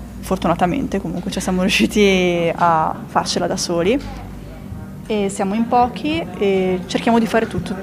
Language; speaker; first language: Italian; native; Italian